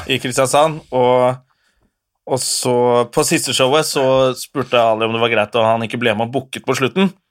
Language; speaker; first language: Norwegian; native; Norwegian